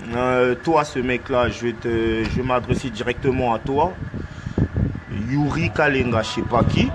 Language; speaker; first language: French; non-native, local second language; Lingala